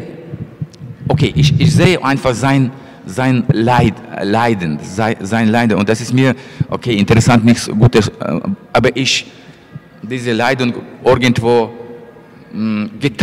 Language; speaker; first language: German; non-native, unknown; Russian